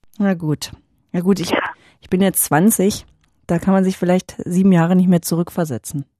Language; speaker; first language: German; native; German